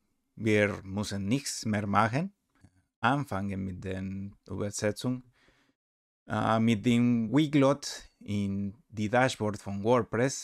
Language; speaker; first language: German; non-native, learner; Spanish